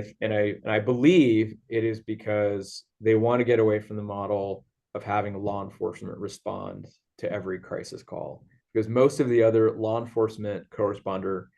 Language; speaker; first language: English; native; English